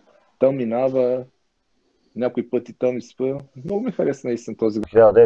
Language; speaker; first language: Bulgarian; non-native, learner; Portuguese